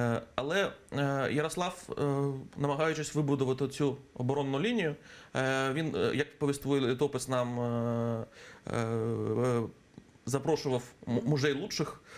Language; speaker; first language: Ukrainian; native; Ukrainian